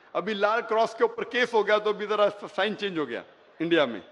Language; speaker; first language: Hindi; non-native, local second language; Konkani